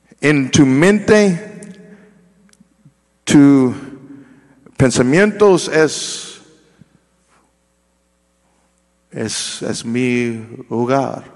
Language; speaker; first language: Spanish; non-native, learner; English